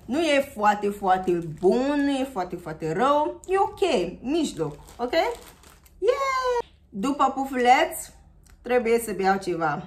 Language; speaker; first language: Romanian; non-native, learner; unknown